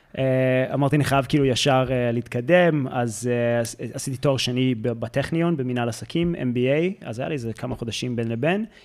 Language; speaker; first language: Hebrew; early bilingual, heritage; Hebrew